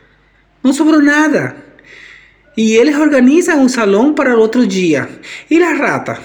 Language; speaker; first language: Portuguese; non-native, fluent; Spanish